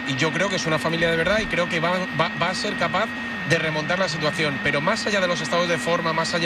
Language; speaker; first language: Spanish; native; Spanish